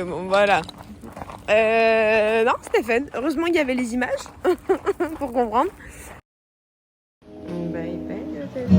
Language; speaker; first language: French; native; French